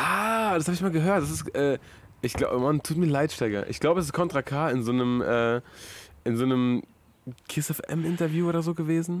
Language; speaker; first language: German; native; German